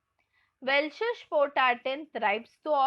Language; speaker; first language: German; non-native, fluent; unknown